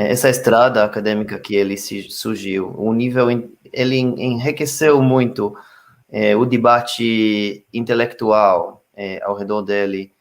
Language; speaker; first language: Portuguese; non-native, fluent; Hebrew